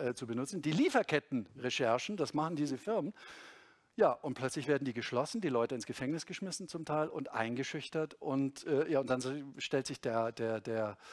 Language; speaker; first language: German; native; German